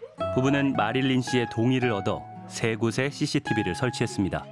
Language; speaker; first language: Korean; native; Korean